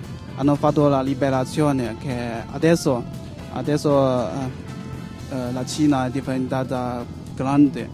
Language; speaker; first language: Italian; non-native, learner; Chinese